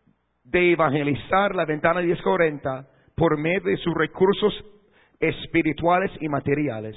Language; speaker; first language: Spanish; non-native, fluent; English